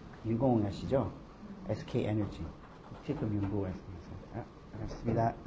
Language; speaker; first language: Korean; non-native, learner; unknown